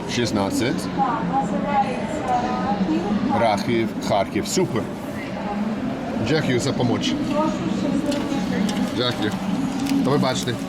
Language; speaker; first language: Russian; non-native, learner; English